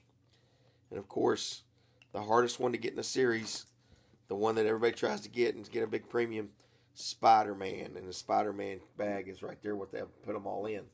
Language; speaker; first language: English; native; English